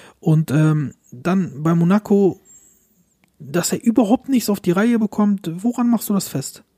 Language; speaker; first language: German; early bilingual, other home language; Turkish